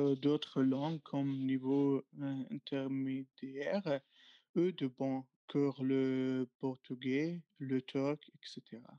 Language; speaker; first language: French; non-native, fluent; Arabic